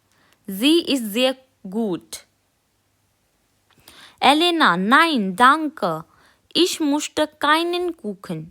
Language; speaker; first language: German; non-native, fluent; Hindi